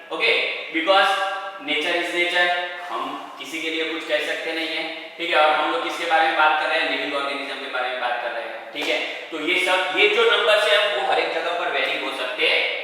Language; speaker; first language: Hindi; non-native, local second language; Gujarati